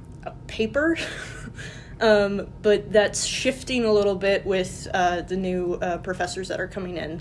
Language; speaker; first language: English; native; English